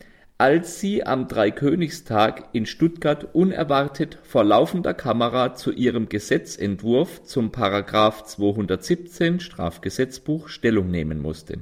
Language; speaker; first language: German; native; German